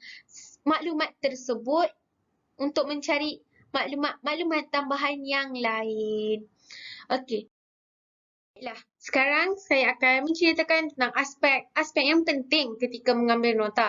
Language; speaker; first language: Malay; native; Malay